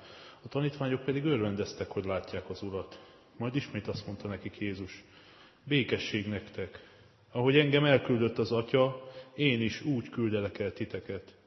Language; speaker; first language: Hungarian; native; Hungarian